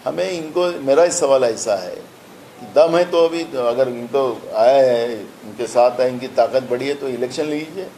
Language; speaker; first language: Hindi; non-native, local second language; Marathi